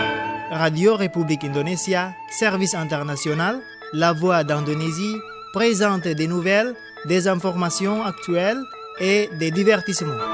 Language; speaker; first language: French; non-native, fluent; Indonesian